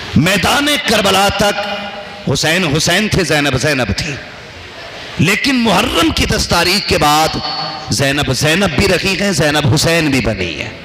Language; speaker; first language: Urdu; native; Urdu